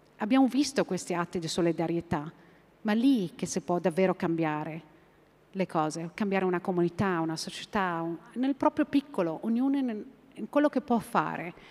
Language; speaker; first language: Italian; non-native, fluent; Arabic